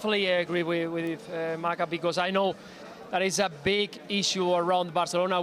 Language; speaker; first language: English; non-native, fluent; Spanish